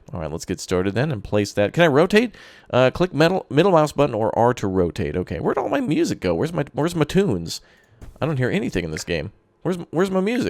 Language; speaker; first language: English; native; English